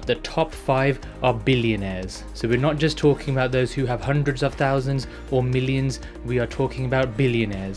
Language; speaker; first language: English; native; English